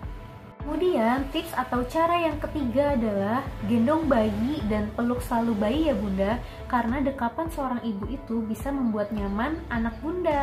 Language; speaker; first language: Indonesian; native; Indonesian